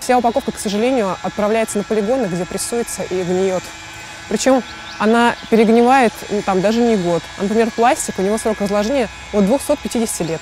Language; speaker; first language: Russian; native; Russian